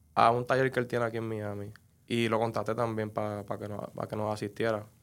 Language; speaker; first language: Spanish; native; Spanish